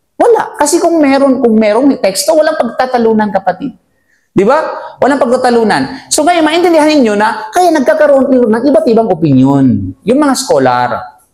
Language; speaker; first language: Filipino; non-native, local second language; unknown